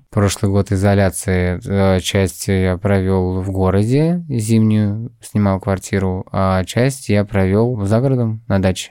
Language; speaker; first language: Russian; native; Russian